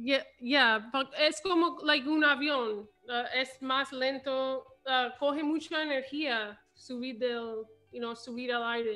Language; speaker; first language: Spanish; early bilingual, heritage; English